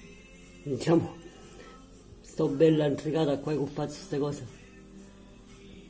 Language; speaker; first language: Italian; native; Italian